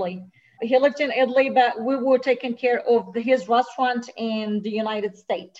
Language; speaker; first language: English; non-native, fluent; Arabic